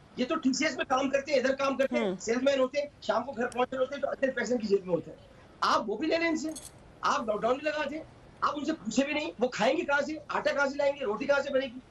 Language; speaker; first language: Urdu; native; Urdu